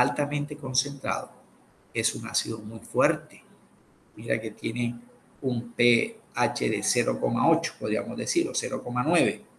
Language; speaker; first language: Spanish; native; Spanish